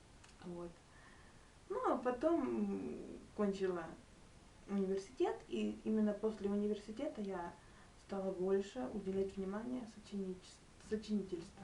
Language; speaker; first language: Russian; native; Russian